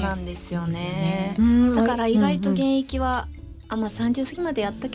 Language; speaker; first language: Japanese; native; Japanese